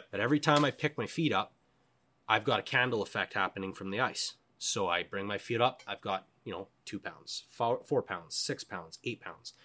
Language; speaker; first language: English; native; English